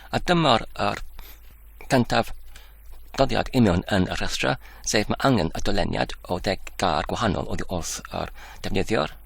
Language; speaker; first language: Welsh; non-native, learner; Dutch